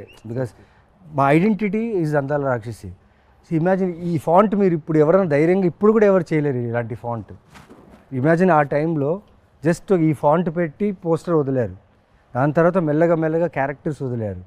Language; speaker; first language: Telugu; native; Telugu